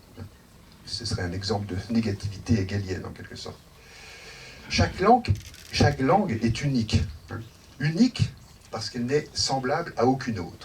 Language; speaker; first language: French; native; French